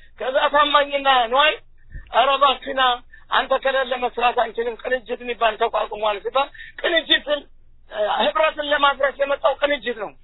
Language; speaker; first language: Amharic; native; Amharic